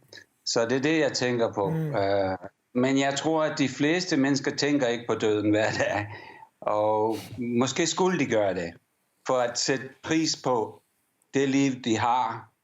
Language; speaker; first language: Danish; early bilingual, heritage; English